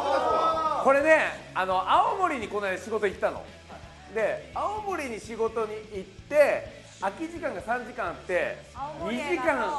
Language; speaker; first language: Japanese; native; Japanese